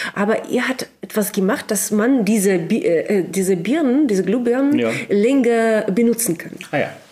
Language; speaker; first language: German; non-native, learner; Russian